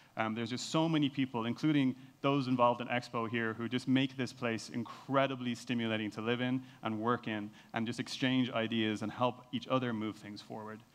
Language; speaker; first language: English; native; English